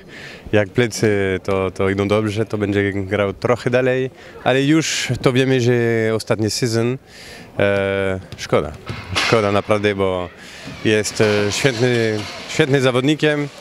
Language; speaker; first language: Polish; non-native, learner; French